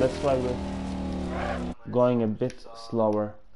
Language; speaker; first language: English; non-native, fluent; Italian